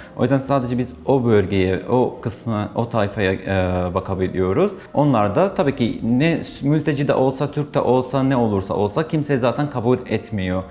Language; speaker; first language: Turkish; non-native, fluent; Arabic